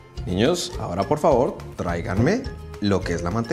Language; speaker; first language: Spanish; native; Spanish